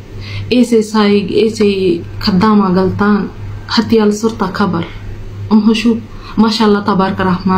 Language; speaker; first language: Arabic; non-native, learner; Telugu